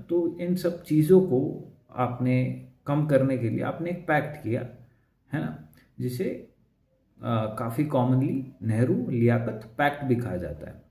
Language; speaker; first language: Hindi; native; Hindi